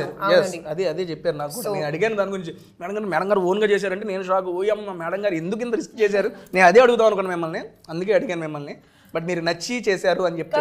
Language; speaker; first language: Telugu; native; Telugu